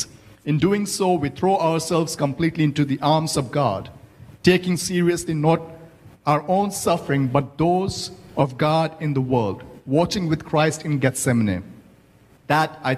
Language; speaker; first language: English; non-native, local second language; Malayalam